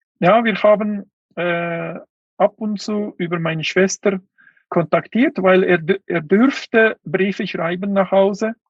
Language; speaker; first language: German; non-native, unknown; Uyghur